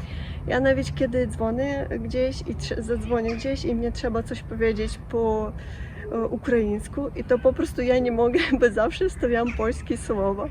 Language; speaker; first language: Polish; non-native, learner; Russian